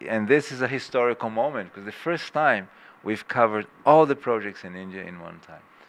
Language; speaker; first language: English; non-native, fluent; Portuguese